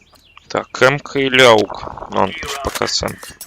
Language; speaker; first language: Russian; native; Russian